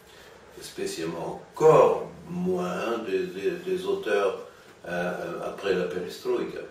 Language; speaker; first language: French; non-native, fluent; German